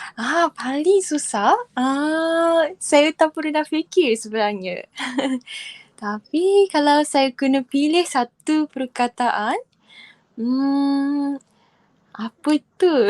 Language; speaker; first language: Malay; non-native, fluent; Japanese